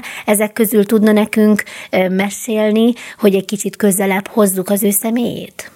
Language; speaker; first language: Hungarian; native; Hungarian